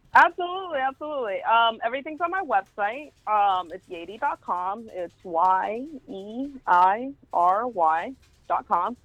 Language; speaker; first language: English; early bilingual, other home language; Spanish